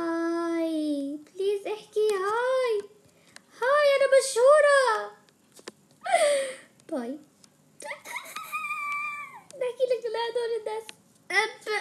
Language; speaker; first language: Arabic; native; Arabic